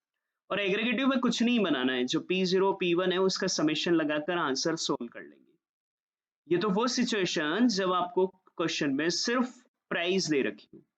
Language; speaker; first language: Hindi; native; Hindi